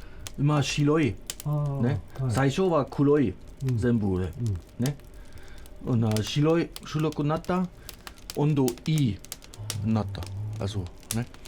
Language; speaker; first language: Japanese; non-native, learner; German